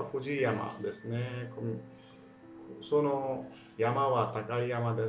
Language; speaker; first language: Japanese; non-native, fluent; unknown